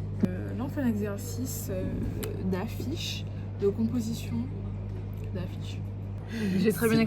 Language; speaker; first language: French; native; French